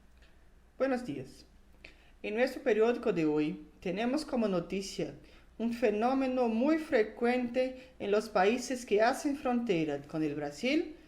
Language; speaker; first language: Spanish; non-native, fluent; Portuguese